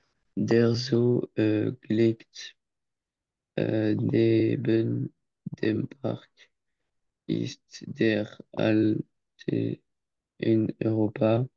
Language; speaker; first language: German; non-native, learner; French